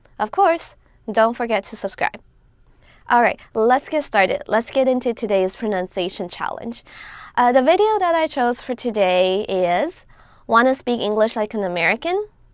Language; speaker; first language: English; non-native, fluent; Chinese